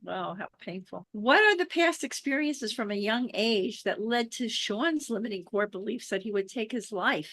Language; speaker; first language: English; native; English